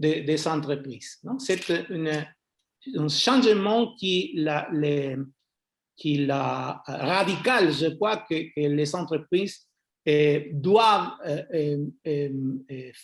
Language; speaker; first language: French; non-native, fluent; Spanish